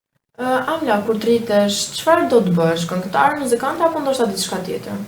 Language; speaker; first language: Albanian; native; Albanian